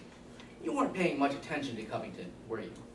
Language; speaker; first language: English; native; English